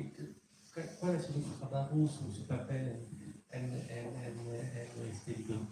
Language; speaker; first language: Spanish; non-native, fluent; French